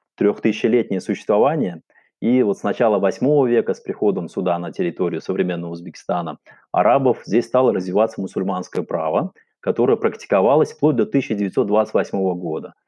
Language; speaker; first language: Russian; non-native, local second language; Uzbek